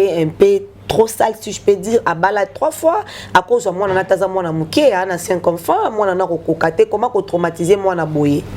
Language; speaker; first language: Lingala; native; Lingala